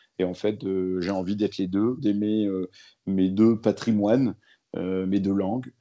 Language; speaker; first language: French; early bilingual, other home language; Arabic